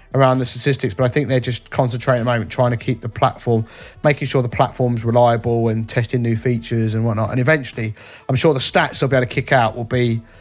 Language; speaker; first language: English; native; English